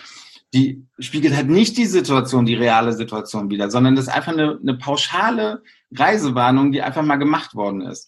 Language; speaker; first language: German; native; German